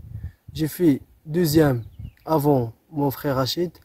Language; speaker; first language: French; non-native, local second language; Arabic